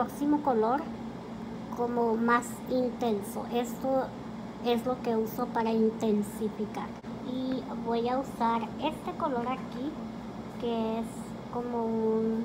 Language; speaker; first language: Spanish; early bilingual, heritage; Spanish